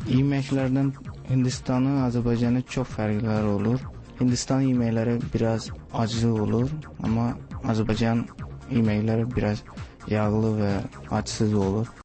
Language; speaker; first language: Azerbaijani; non-native, learner; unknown